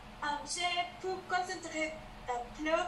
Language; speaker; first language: French; non-native, learner; Spanish